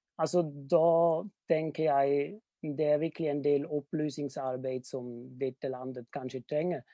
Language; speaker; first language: Norwegian; non-native, fluent; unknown